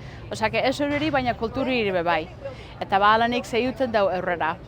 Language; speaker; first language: Basque; early bilingual, heritage; Basque